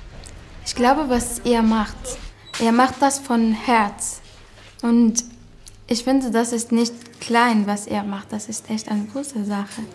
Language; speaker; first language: German; non-native, learner; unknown